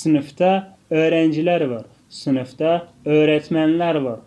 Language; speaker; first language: Turkish; non-native, fluent; Tajik